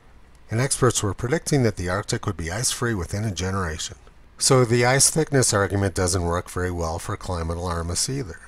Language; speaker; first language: English; native; English